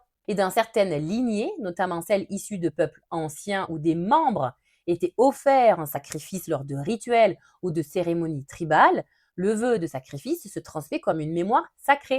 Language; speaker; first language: French; native; French